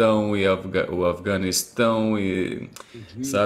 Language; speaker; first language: Portuguese; non-native, fluent; Arabic